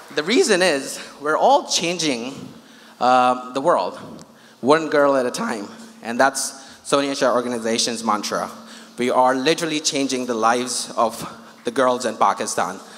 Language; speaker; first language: English; non-native, local second language; Urdu